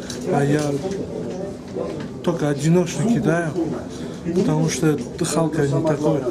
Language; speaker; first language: Russian; non-native, learner; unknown